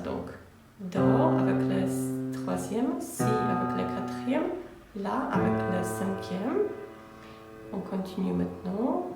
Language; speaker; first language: French; non-native, fluent; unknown